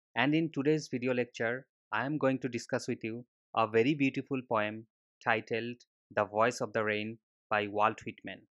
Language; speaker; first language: English; non-native, local second language; Assamese